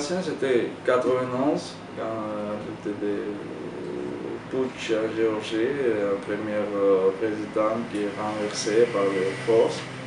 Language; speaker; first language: French; non-native, fluent; Georgian